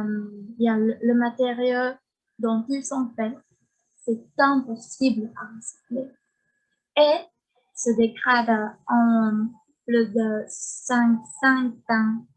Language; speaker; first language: French; non-native, learner; Spanish